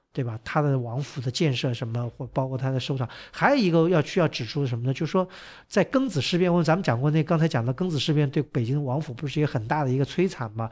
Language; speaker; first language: Chinese; native; Chinese